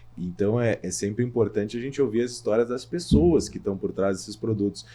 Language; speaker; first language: Portuguese; native; Portuguese